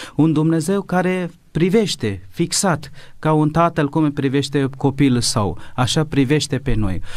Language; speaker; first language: Romanian; non-native, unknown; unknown